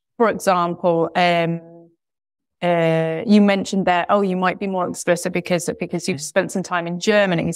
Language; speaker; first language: English; native; English